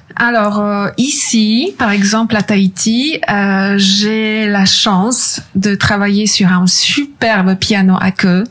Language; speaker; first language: French; non-native, fluent; Polish